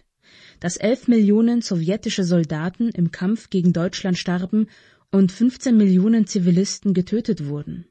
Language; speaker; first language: German; native; German